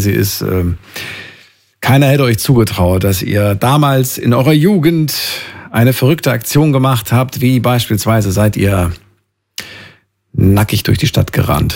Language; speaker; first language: German; native; German